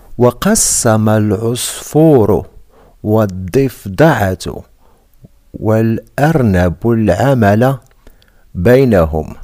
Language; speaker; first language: Arabic; non-native, fluent; Indonesian